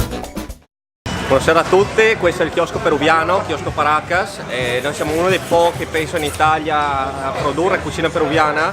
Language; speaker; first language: Italian; non-native, fluent; Spanish